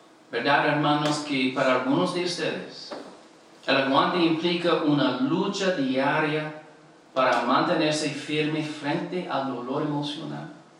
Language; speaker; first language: Spanish; non-native, learner; English